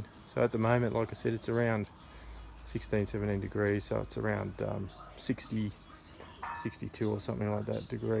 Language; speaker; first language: English; native; English